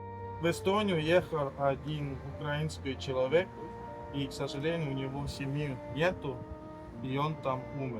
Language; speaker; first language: Russian; non-native, learner; Estonian